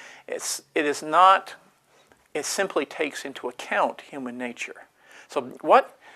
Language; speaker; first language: English; native; English